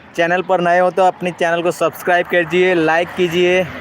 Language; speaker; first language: Hindi; non-native, local second language; Gujarati